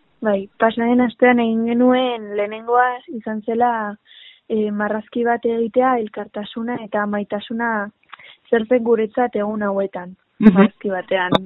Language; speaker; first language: Basque; non-native, local second language; Spanish